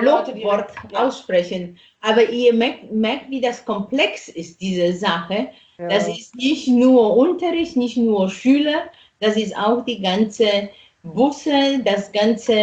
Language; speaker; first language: German; non-native, fluent; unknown